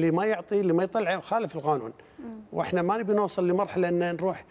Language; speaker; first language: Arabic; native; Arabic